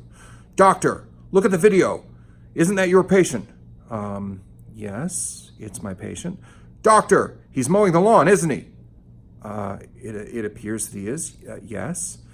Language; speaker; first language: English; native; English